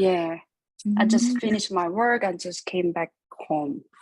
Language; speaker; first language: English; non-native, learner; Korean